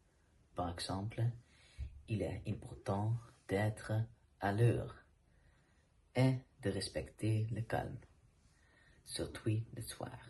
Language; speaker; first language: French; non-native, learner; Dutch